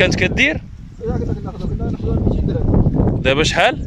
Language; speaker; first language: Arabic; native; Arabic